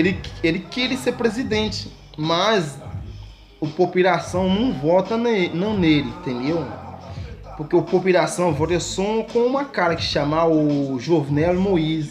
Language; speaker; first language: Portuguese; non-native, learner; Haitian Creole